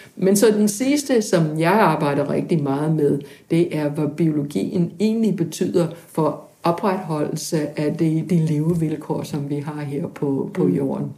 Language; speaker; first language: Danish; non-native, fluent; English